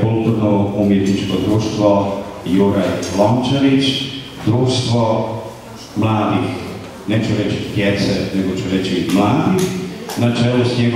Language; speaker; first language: Croatian; native; Croatian